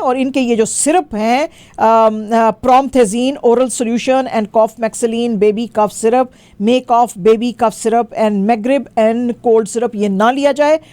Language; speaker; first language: Urdu; non-native, local second language; Punjabi